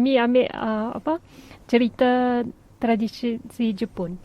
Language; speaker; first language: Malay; non-native, fluent; Japanese